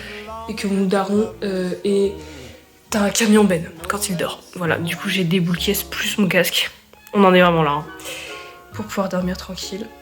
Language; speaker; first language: French; native; French